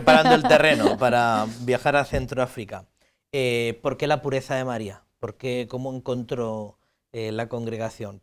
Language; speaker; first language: Spanish; native; Spanish